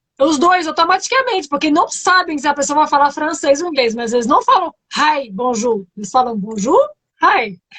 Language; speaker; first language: Portuguese; non-native, fluent; French